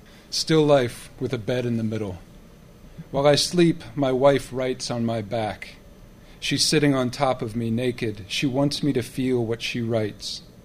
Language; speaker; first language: English; native; English